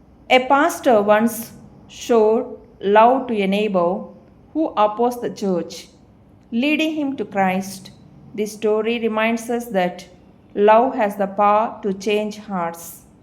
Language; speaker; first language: English; non-native, local second language; Telugu